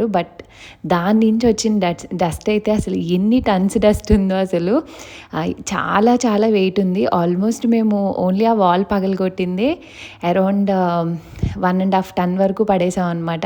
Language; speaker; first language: Telugu; native; Telugu